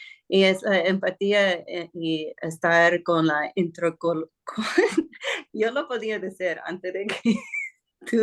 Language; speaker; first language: Spanish; non-native, fluent; English